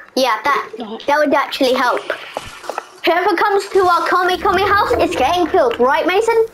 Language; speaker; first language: English; native; English